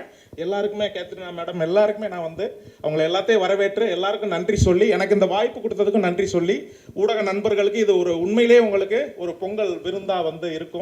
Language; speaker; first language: Tamil; native; Tamil